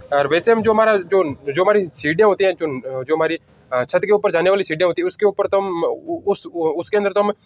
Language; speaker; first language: Hindi; native; Hindi